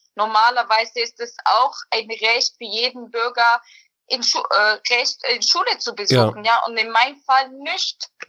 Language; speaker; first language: German; early bilingual, other home language; Bosnian